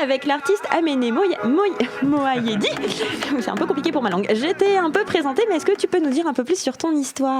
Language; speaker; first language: French; native; French